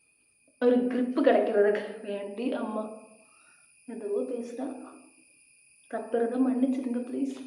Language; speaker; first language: Tamil; non-native, learner; Malayalam